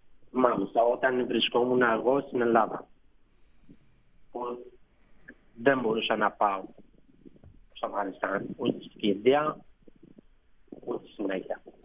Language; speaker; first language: Greek; non-native, fluent; Persian